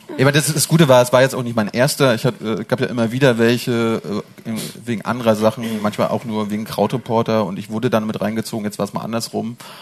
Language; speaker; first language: German; native; German